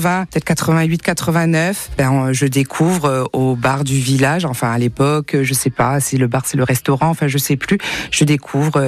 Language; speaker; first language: French; native; French